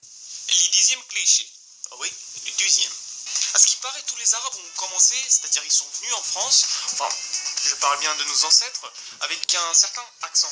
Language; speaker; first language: French; native; French